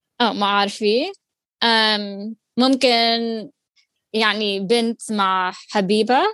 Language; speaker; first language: Arabic; non-native, learner; English